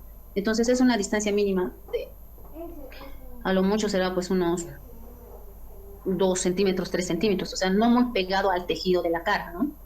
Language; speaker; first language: Spanish; native; Spanish